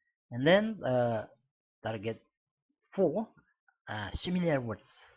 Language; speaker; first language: English; non-native, fluent; Indonesian